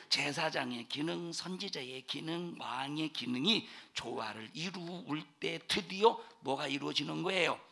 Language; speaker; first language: Korean; native; Korean